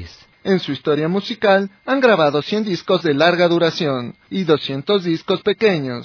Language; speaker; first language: Spanish; native; Spanish